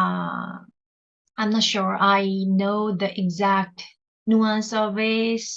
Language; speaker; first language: English; non-native, learner; Korean